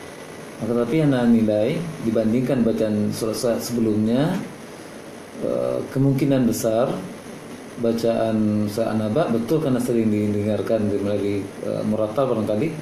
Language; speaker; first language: Indonesian; native; Indonesian